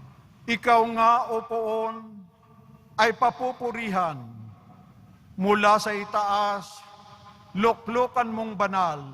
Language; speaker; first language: Filipino; native; Filipino